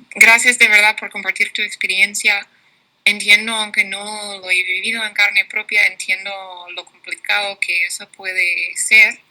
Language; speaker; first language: Spanish; non-native, fluent; English